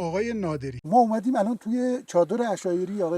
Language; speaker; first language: Persian; native; Persian